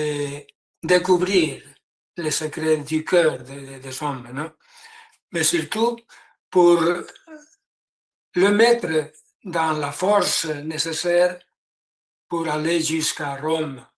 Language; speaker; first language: French; non-native, learner; Spanish